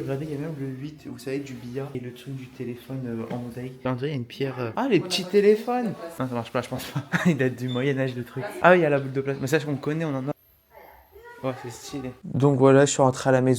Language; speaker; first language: French; native; French